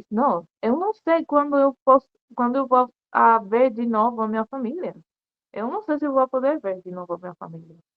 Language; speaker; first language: Portuguese; non-native, learner; Spanish